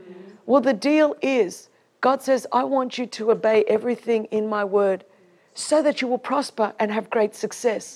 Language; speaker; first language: English; native; English